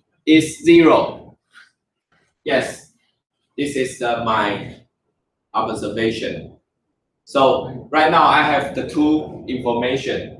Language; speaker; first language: English; non-native, learner; Chinese